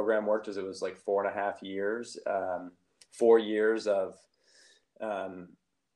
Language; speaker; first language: English; native; English